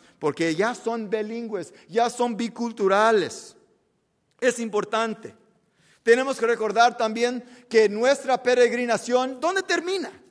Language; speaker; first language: Spanish; early bilingual, heritage; Spanish